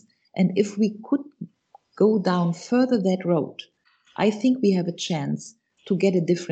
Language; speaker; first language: English; non-native, fluent; German